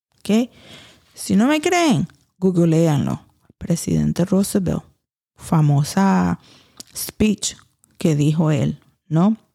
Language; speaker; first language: Spanish; early bilingual, heritage; Spanish